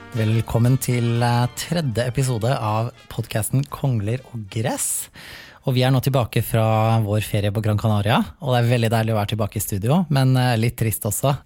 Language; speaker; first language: Norwegian; native; Norwegian